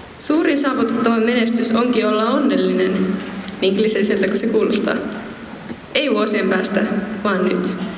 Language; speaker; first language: Finnish; native; Finnish